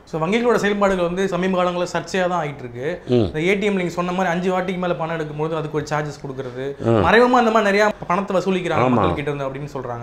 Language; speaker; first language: Tamil; native; Tamil